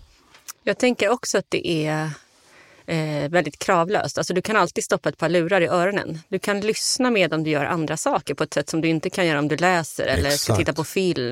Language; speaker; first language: Swedish; native; Swedish